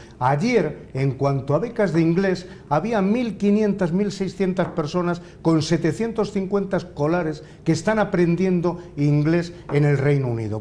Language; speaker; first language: Spanish; native; Spanish